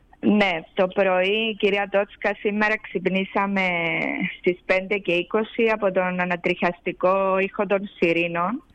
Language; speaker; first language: Greek; native; Greek